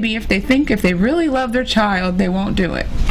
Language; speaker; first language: English; native; English